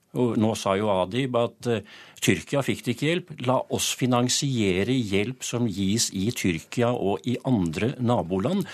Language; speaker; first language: Norwegian; native; Norwegian